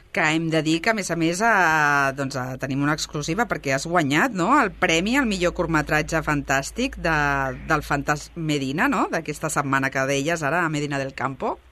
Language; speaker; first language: Catalan; native; Catalan